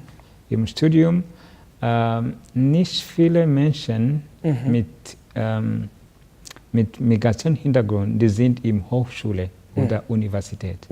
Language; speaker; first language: German; non-native, learner; Kinyarwanda